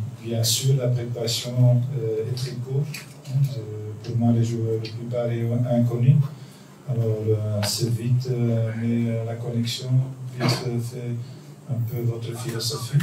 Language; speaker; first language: French; non-native, local second language; Dutch